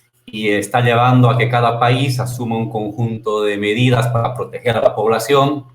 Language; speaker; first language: Spanish; native; Spanish